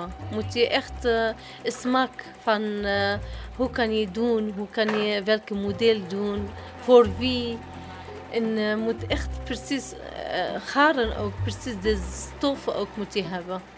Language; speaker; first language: Dutch; non-native, learner; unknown